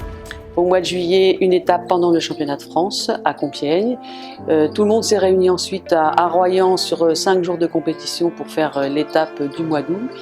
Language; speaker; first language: French; native; French